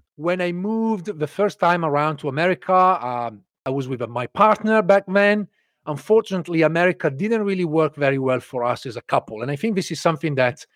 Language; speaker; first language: English; non-native, fluent; Italian